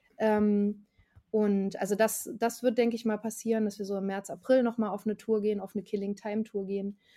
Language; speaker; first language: German; native; German